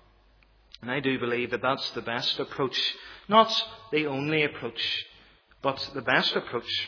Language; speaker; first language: English; native; English